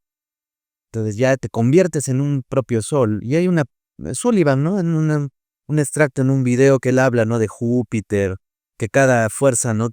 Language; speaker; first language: Spanish; native; Spanish